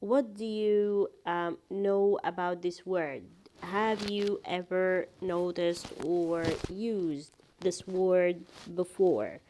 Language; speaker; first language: English; non-native, fluent; Arabic